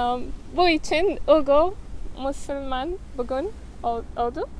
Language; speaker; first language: Turkish; non-native, learner; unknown